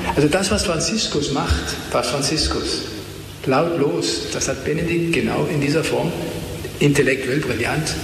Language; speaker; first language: German; native; German